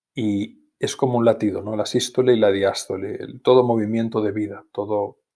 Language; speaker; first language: Spanish; native; Spanish